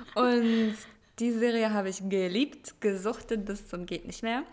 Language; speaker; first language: German; early bilingual, other home language; Russian